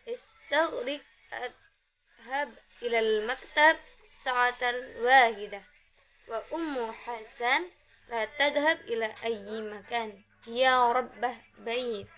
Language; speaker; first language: Arabic; non-native, learner; Indonesian